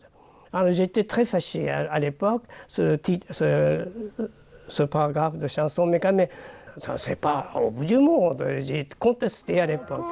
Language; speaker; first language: French; non-native, fluent; Japanese